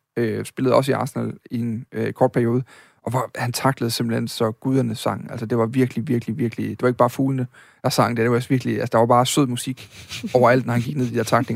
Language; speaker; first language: Danish; native; Danish